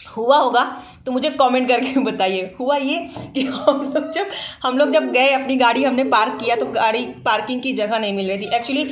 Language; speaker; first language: Hindi; native; Hindi